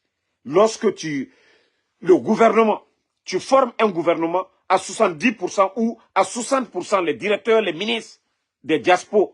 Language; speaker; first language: French; non-native, local second language; Mandingo